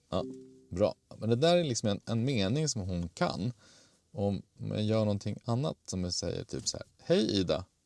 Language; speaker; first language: Swedish; native; Swedish